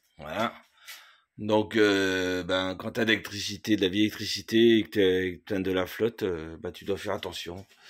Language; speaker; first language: French; native; French